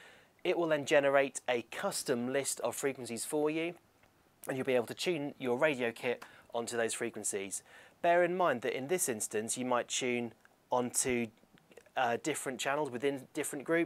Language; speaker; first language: English; native; English